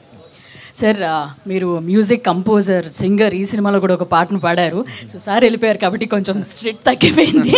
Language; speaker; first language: Telugu; native; Telugu